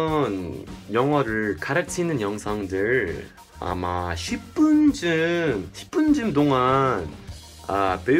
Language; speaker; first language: Korean; non-native, fluent; English